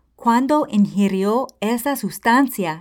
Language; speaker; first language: Spanish; non-native, fluent; English